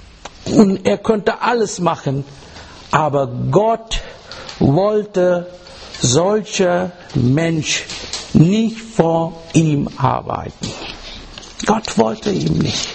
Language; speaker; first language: German; non-native, learner; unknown